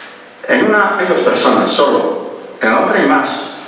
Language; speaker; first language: Spanish; native; Spanish